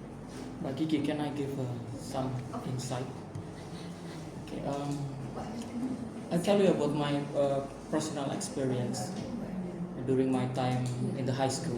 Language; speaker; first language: English; non-native, fluent; Indonesian